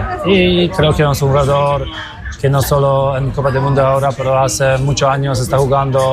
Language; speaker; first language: Spanish; non-native, fluent; Polish